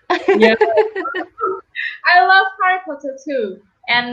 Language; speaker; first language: English; non-native, learner; Vietnamese